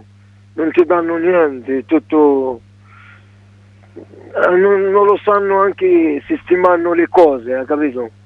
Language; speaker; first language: Italian; non-native, learner; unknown